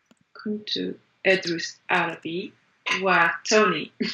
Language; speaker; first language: Arabic; non-native, learner; English